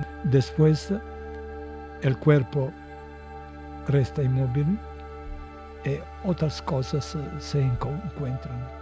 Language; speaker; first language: Spanish; non-native, fluent; Italian